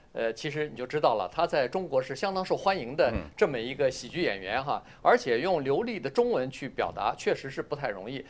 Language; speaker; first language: Chinese; native; Chinese